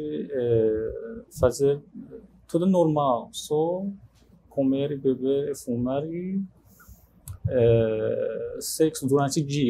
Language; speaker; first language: Portuguese; non-native, fluent; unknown